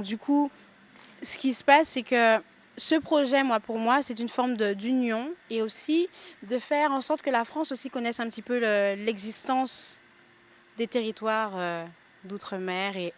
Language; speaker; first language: French; native; French